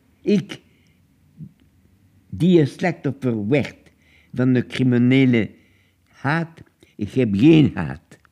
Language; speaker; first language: Dutch; non-native, local second language; French